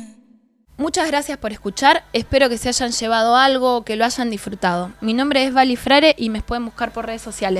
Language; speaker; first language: Spanish; native; Spanish